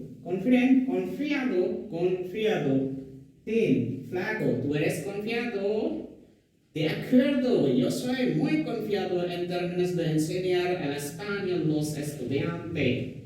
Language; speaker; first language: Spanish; non-native, fluent; Hindi